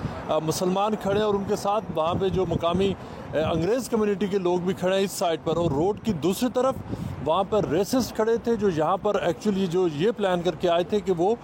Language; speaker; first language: Urdu; native; Urdu